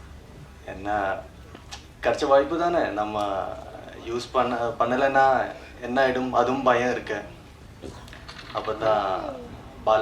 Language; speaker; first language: Tamil; non-native, learner; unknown